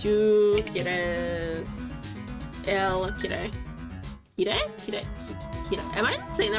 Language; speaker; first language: Spanish; non-native, learner; English